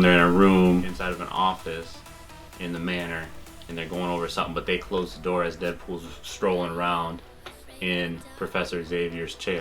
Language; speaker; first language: English; native; English